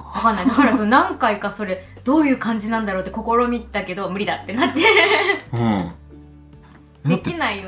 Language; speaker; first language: Japanese; native; Japanese